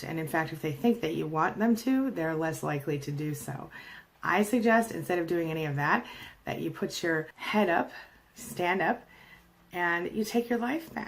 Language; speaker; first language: English; native; English